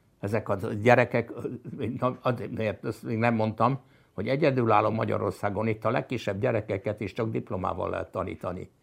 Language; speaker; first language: Hungarian; native; Hungarian